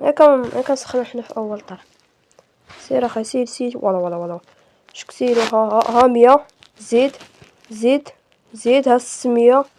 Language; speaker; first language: Arabic; native; Arabic